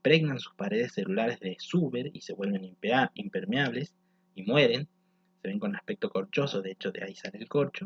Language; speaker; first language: Spanish; native; Spanish